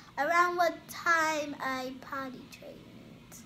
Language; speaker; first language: English; native; English